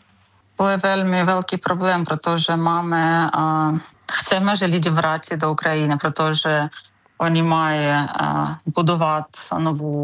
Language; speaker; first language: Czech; non-native, learner; Ukrainian